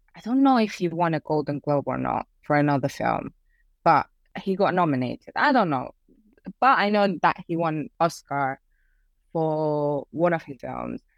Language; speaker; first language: English; early bilingual, other home language; Persian